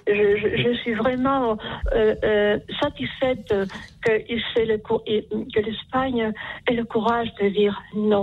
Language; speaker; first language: French; non-native, fluent; Spanish